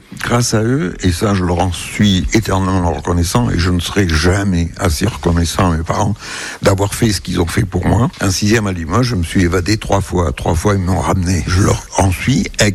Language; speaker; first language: French; native; French